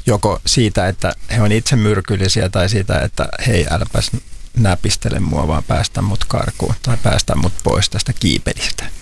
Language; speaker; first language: Finnish; native; Finnish